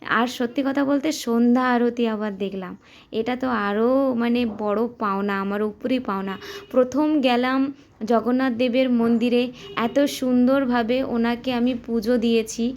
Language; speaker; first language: Bangla; non-native, local second language; Santali